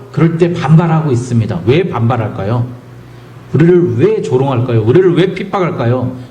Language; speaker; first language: Korean; native; Korean